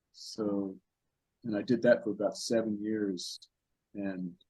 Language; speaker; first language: English; native; English